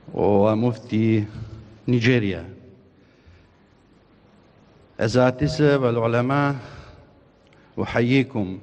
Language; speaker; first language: Arabic; non-native, fluent; Bosnian